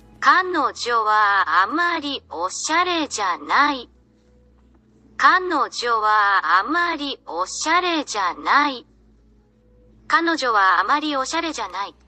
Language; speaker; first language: Japanese; non-native, learner; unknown